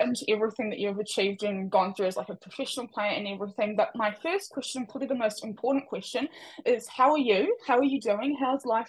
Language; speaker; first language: English; native; English